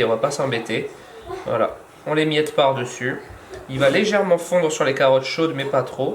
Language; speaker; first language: French; native; French